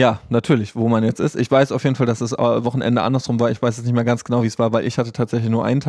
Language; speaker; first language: German; native; German